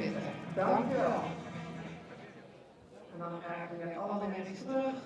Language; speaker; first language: Dutch; native; Dutch